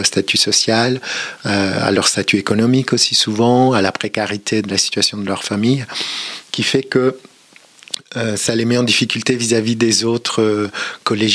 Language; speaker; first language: French; native; French